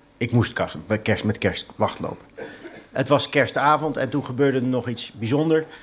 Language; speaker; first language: Dutch; native; Dutch